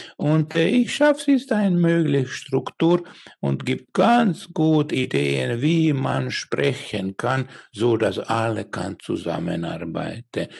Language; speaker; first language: German; non-native, learner; Finnish